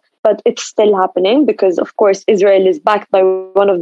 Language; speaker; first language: English; non-native, fluent; Arabic